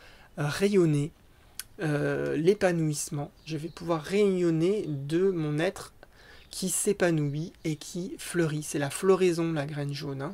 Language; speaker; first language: French; native; French